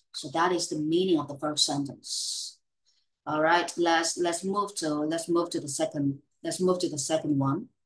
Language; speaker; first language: English; non-native, fluent; Vietnamese